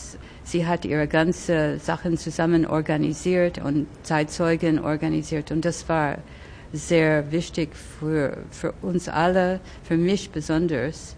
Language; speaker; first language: German; early bilingual, other home language; French